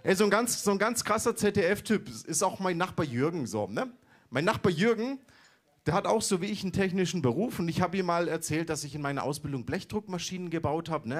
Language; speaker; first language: German; native; German